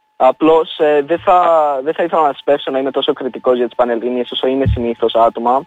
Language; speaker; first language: Greek; early bilingual, other home language; Albanian